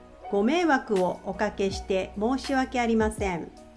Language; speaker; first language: Japanese; native; Japanese